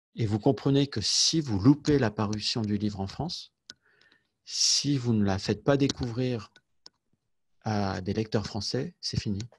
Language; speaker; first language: French; native; French